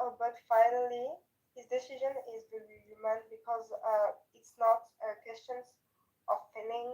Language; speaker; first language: English; non-native, learner; French